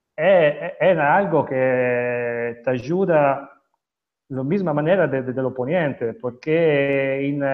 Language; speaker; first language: Spanish; non-native, learner; Italian